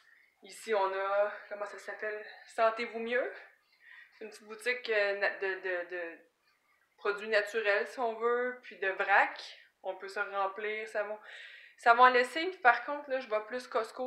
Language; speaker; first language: French; native; French